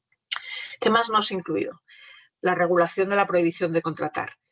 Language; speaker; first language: Spanish; native; Spanish